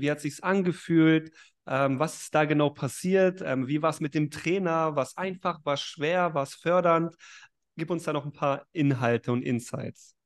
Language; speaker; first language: German; native; German